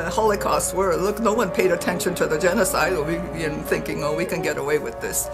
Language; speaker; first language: English; native; English